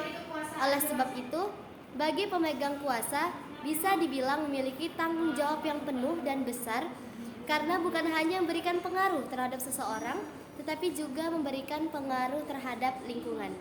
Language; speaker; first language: Indonesian; native; Indonesian